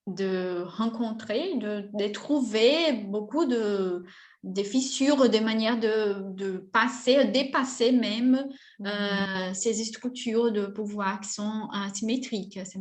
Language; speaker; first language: French; non-native, fluent; Portuguese